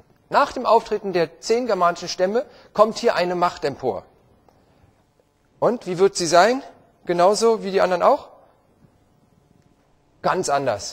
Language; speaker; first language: German; native; German